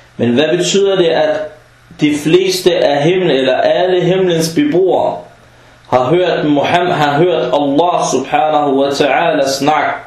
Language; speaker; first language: Danish; early bilingual, other home language; Arabic